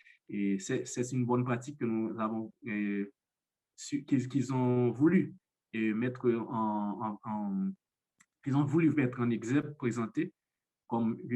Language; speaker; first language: French; non-native, local second language; Haitian Creole